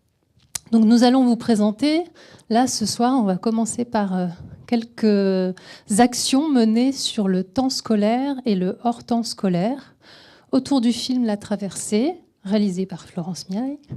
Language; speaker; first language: French; native; French